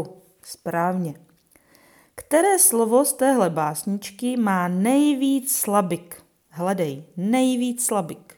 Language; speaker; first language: Czech; native; Czech